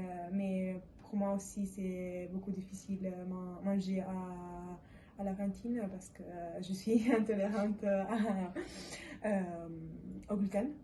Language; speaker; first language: French; non-native, learner; Italian